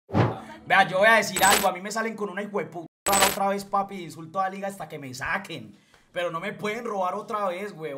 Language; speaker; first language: Spanish; native; Spanish